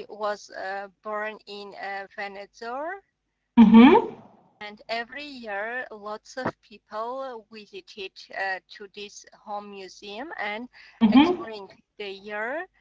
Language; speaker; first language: English; non-native, learner; Armenian